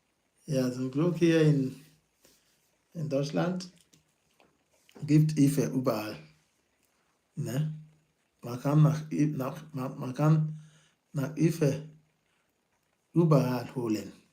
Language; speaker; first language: German; non-native, learner; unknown